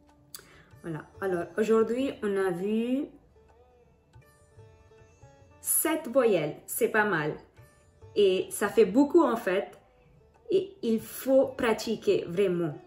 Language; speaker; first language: French; non-native, learner; Hindi